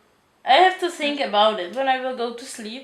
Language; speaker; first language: English; non-native, learner; Czech